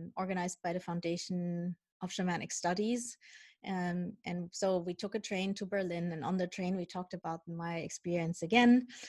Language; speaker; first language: English; non-native, fluent; Dutch